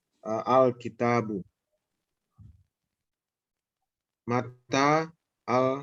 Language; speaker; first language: Arabic; non-native, learner; Indonesian